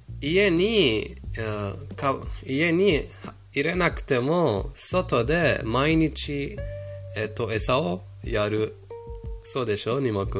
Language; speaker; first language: Japanese; non-native, fluent; Persian